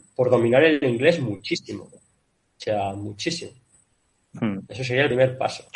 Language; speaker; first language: Spanish; native; Spanish